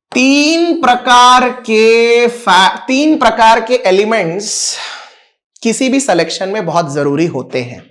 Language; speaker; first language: Hindi; non-native, local second language; Marathi